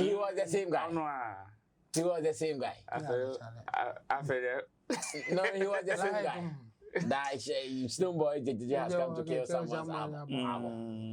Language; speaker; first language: English; non-native, local second language; Akan